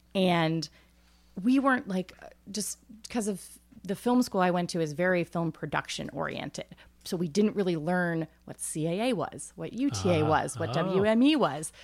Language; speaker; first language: English; native; English